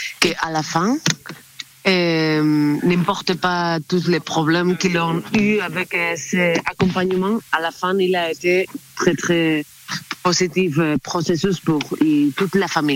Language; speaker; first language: French; non-native, learner; Spanish